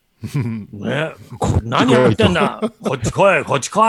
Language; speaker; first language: Japanese; native; Japanese